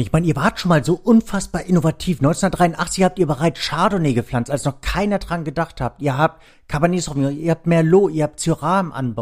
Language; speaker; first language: German; native; German